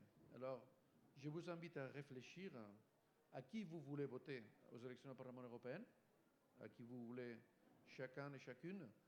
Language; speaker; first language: French; non-native, fluent; Spanish